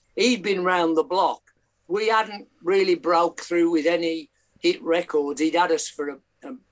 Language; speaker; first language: English; native; English